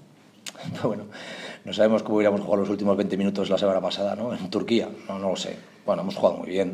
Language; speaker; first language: Spanish; native; Spanish